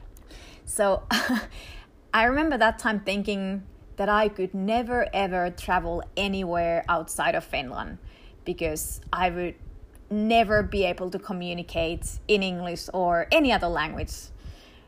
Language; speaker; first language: English; non-native, fluent; Finnish